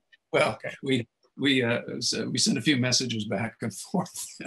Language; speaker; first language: English; native; English